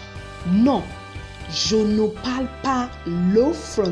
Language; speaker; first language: French; non-native, learner; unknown